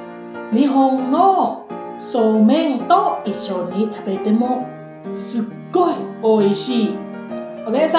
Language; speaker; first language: Japanese; non-native, learner; Thai